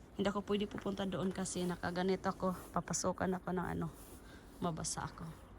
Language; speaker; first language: Filipino; native; Filipino